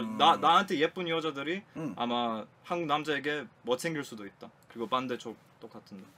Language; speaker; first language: Korean; non-native, learner; Croatian